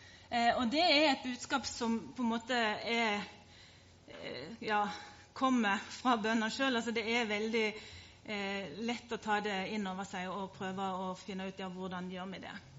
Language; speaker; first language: Norwegian; native; Norwegian